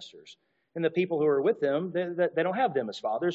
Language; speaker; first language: English; native; English